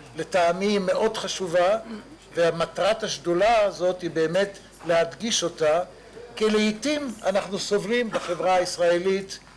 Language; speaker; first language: Hebrew; native; Hebrew